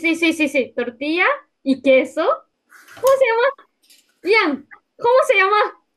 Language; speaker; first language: Spanish; non-native, learner; Japanese